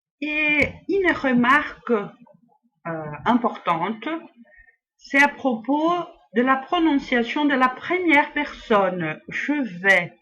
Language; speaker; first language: French; non-native, fluent; Portuguese